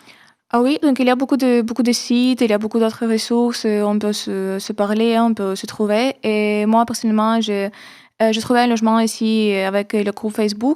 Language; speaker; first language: French; non-native, fluent; Ukrainian